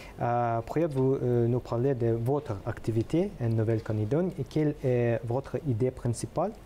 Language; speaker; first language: French; non-native, learner; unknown